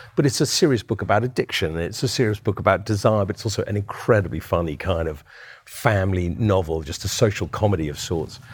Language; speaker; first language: English; native; English